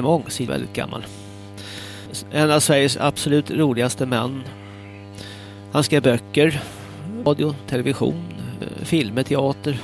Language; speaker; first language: Swedish; native; Swedish